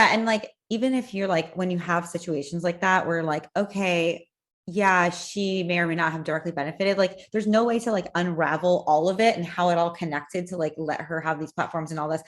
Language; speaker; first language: English; native; English